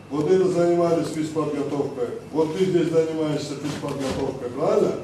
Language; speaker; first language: Russian; non-native, fluent; Azerbaijani